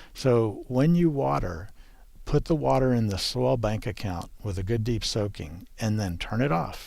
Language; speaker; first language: English; native; English